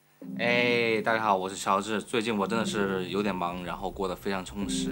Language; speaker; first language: Chinese; native; Chinese